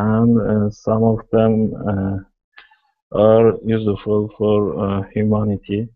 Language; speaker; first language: English; non-native, learner; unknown